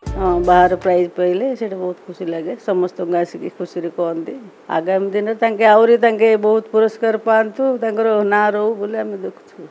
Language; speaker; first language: Odia; native; Odia